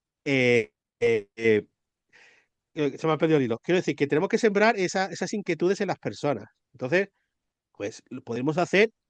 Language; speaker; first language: Spanish; native; Spanish